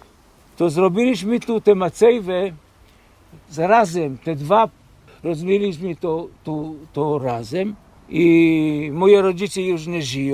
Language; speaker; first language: Polish; early bilingual, heritage; Polish